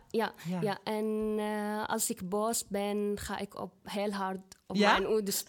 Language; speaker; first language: Dutch; non-native, learner; Arabic